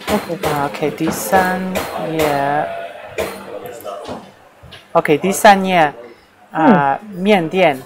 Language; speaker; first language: Chinese; non-native, learner; English